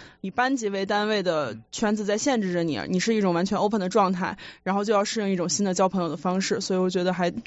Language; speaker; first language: Chinese; native; Chinese